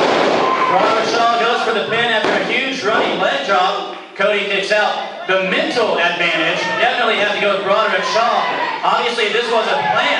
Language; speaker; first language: English; native; English